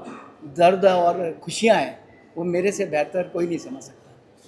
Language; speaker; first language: Hindi; native; Hindi